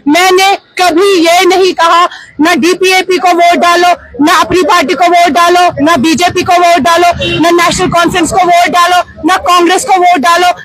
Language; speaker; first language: Hindi; non-native, local second language; Kashmiri